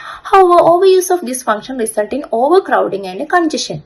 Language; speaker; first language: English; non-native, local second language; Malayalam